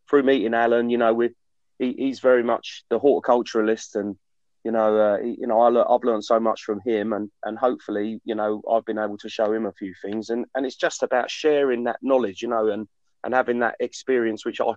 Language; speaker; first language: English; native; English